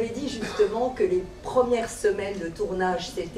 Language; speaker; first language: French; native; French